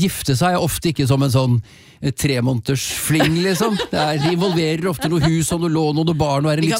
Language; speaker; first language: Norwegian; native; Norwegian